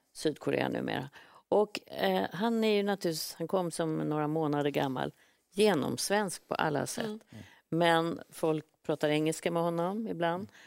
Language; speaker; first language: Swedish; native; Swedish